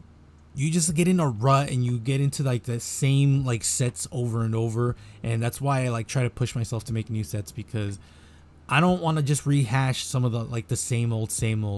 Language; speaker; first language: English; native; English